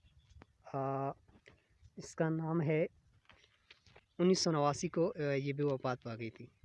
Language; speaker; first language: Urdu; non-native, local second language; Pashto